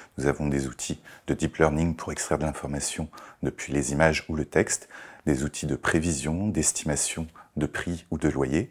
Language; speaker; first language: French; native; French